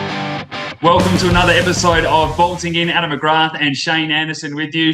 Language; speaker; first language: English; native; English